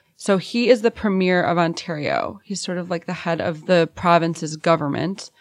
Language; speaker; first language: English; native; English